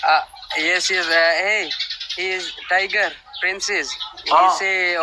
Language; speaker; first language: English; non-native, learner; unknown